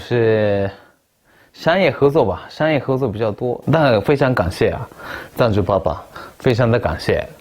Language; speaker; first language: Chinese; non-native, fluent; Japanese